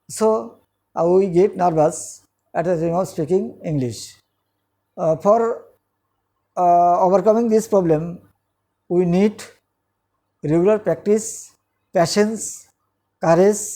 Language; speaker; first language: English; non-native, local second language; Bangla